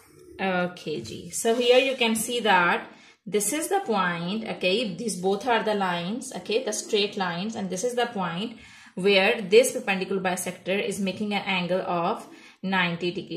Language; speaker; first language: English; non-native, local second language; Urdu